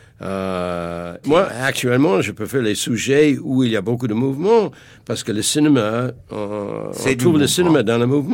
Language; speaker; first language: French; non-native, fluent; English